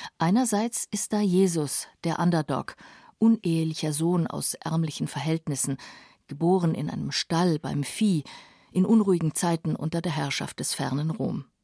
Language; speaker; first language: German; native; German